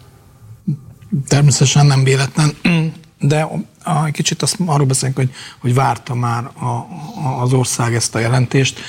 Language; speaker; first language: Hungarian; native; Hungarian